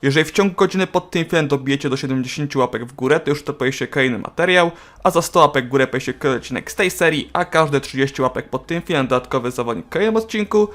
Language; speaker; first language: Polish; native; Polish